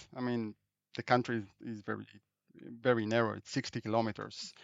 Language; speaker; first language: English; non-native, fluent; Hebrew